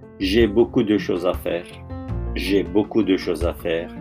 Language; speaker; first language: French; non-native, learner; Turkish